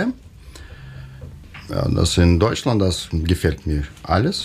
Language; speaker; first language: German; non-native, learner; Russian